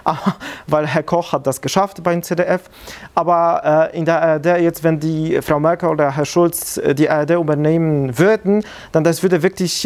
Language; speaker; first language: German; non-native, fluent; Polish